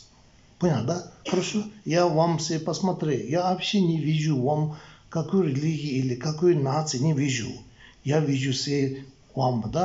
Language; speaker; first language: Russian; non-native, learner; Tibetan